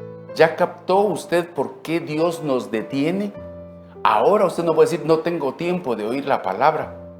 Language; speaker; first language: Spanish; native; Spanish